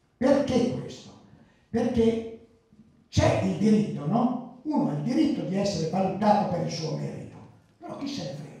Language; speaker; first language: Italian; early bilingual, other home language; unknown